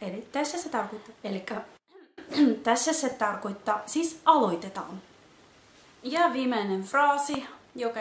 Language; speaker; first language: Finnish; non-native, fluent; Russian